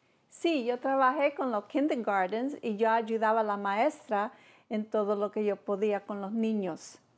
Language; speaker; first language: Spanish; early bilingual, heritage; Spanish